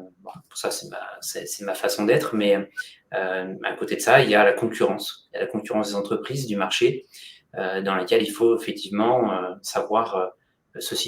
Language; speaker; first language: French; native; French